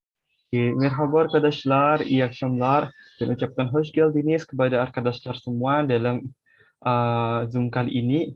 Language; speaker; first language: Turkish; non-native, fluent; Indonesian